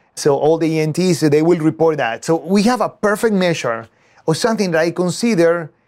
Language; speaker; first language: English; non-native, fluent; Spanish